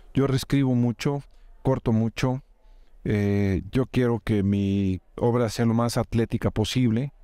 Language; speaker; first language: Spanish; native; Spanish